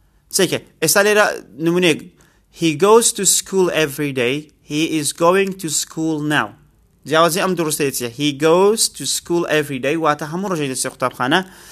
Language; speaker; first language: English; non-native, fluent; Central Kurdish